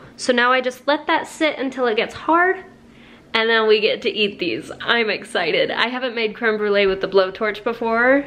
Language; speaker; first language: English; native; English